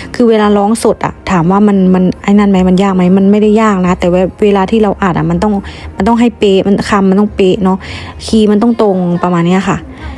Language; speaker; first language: Thai; non-native, fluent; Lao